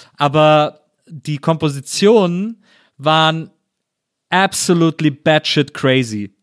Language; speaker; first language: German; native; German